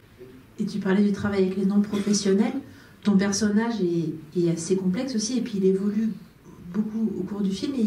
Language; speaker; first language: French; native; French